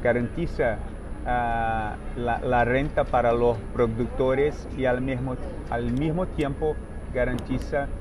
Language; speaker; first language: Spanish; non-native, fluent; Portuguese